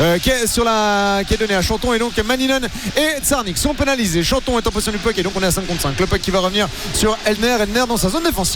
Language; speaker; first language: French; native; French